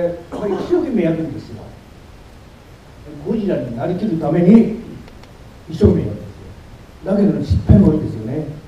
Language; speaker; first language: Japanese; native; Japanese